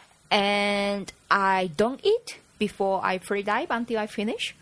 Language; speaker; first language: English; non-native, fluent; Japanese